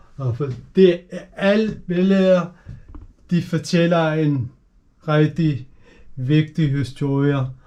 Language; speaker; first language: Danish; non-native, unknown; Urdu